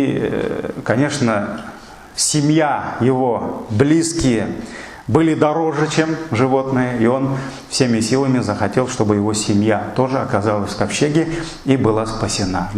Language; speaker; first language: Russian; non-native, local second language; Tatar